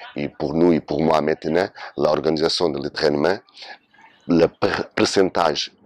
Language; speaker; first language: French; non-native, learner; Portuguese